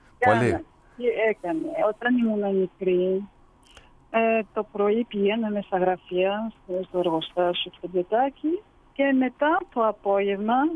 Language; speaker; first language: Greek; early bilingual, heritage; Greek